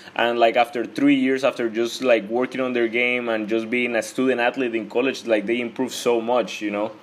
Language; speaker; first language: English; non-native, fluent; Spanish